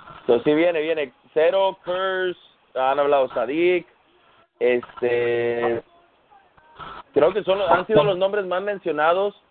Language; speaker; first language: Spanish; early bilingual, heritage; Spanish